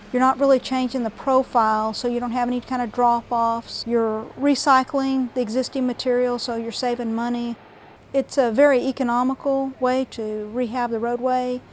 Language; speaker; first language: English; native; English